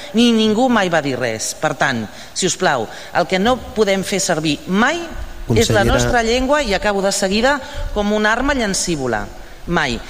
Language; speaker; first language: Catalan; non-native, local second language; Spanish